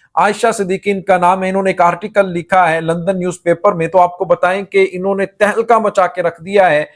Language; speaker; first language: Urdu; native; Urdu